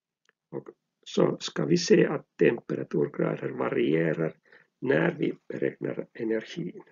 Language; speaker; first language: Swedish; non-native, local second language; Finnish